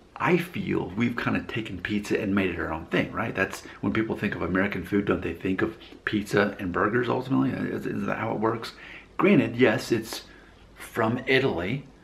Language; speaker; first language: English; native; English